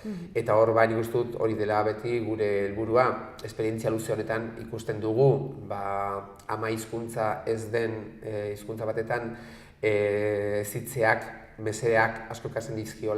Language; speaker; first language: Basque; native; Basque